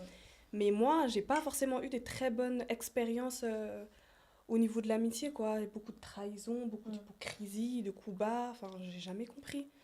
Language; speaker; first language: French; native; French